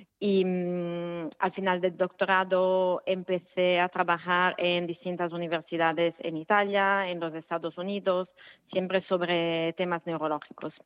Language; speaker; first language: Spanish; non-native, fluent; Italian